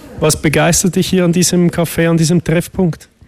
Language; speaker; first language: German; native; German